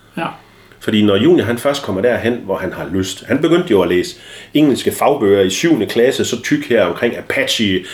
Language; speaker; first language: Danish; native; Danish